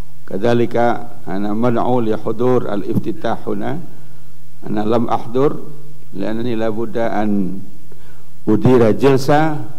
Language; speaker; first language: Arabic; non-native, fluent; Indonesian